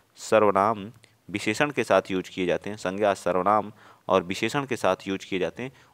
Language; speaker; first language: Hindi; native; Hindi